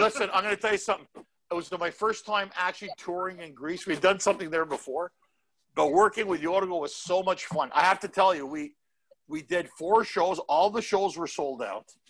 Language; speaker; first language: English; native; English